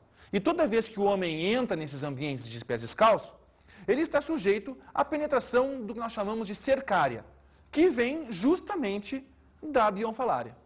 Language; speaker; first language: Portuguese; native; Portuguese